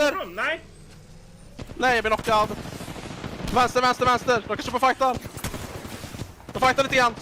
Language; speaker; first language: Swedish; native; Swedish